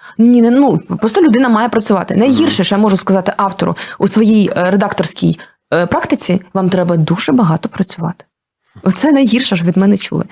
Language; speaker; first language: Ukrainian; non-native, local second language; Russian